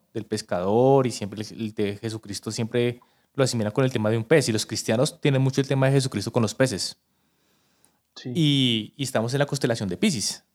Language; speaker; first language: Spanish; native; Spanish